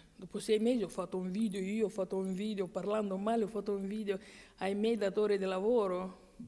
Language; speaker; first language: Italian; non-native, fluent; Romanian